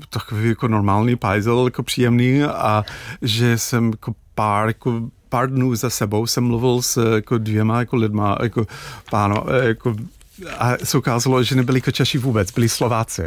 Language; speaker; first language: Czech; non-native, fluent; English